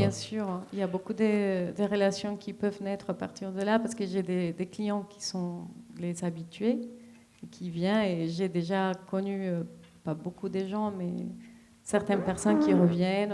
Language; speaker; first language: French; non-native, fluent; Spanish